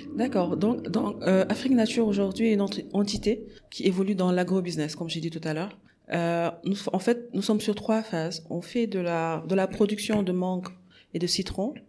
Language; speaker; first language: French; non-native, local second language; Wolof